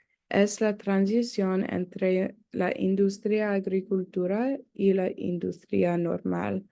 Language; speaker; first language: Spanish; non-native, learner; English